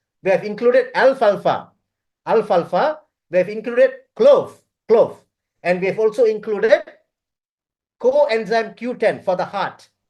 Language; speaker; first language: English; non-native, local second language; Tamil